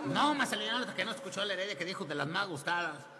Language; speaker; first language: Spanish; native; Spanish